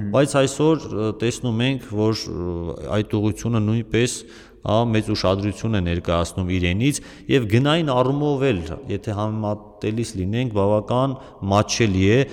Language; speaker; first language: Armenian; native; Armenian